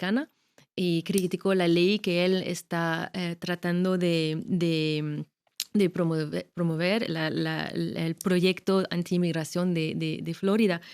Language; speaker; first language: Spanish; non-native, fluent; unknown